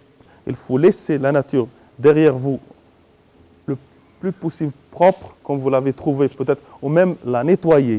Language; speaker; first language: French; non-native, local second language; Arabic